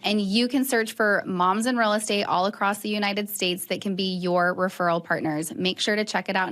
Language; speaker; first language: English; native; English